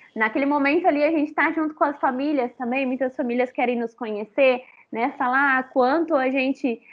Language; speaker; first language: Portuguese; native; Portuguese